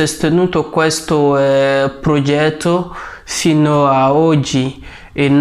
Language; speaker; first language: Italian; non-native, fluent; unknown